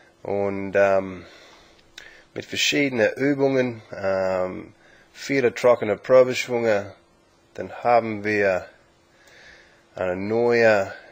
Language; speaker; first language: German; non-native, learner; English